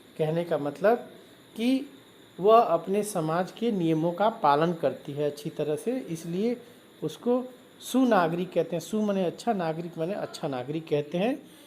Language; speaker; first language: Hindi; native; Hindi